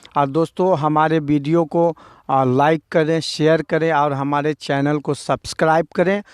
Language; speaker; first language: Hindi; native; Hindi